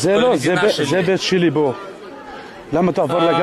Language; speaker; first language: Hebrew; non-native, learner; Arabic